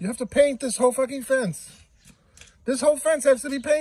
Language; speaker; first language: English; native; English